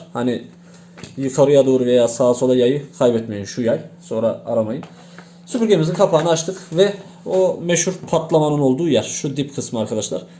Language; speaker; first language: Turkish; native; Turkish